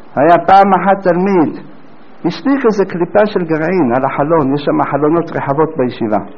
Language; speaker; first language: Hebrew; native; Hebrew